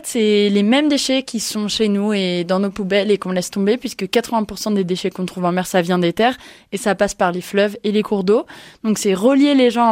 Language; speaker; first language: French; native; French